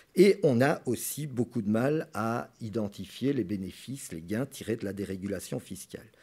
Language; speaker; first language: French; native; French